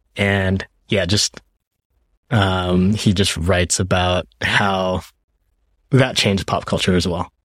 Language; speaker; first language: English; early bilingual, other home language; Japanese